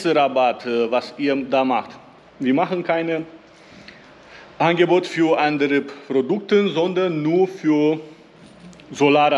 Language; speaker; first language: German; non-native, learner; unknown